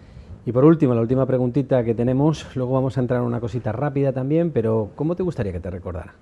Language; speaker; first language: Spanish; native; Spanish